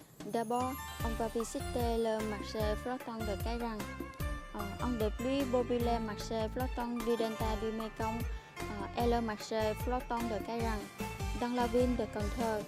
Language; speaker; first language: French; non-native, learner; Vietnamese